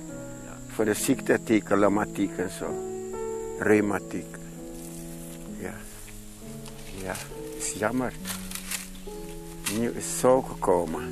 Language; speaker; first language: Dutch; non-native, local second language; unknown